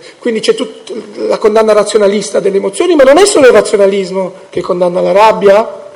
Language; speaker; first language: Italian; early bilingual, heritage; English